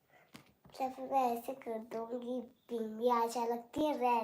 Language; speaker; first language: Hindi; non-native, local second language; Kok Borok